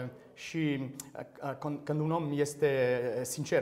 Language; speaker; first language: Romanian; non-native, learner; French